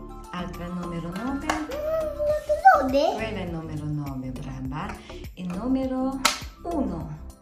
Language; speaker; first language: Italian; non-native, learner; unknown